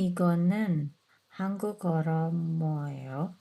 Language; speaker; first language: Korean; non-native, learner; Indonesian